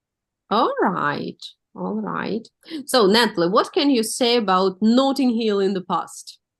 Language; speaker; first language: English; non-native, fluent; Russian